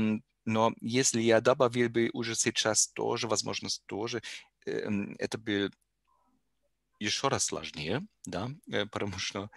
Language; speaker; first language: Russian; non-native, learner; German